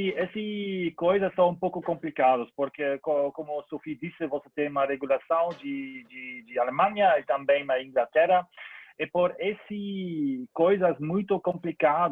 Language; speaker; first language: Portuguese; non-native, learner; German